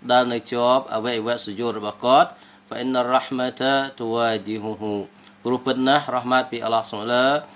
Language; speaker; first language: Khmer; non-native, local second language; Western Cham